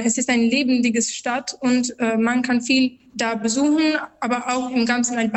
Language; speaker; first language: German; non-native, learner; Albanian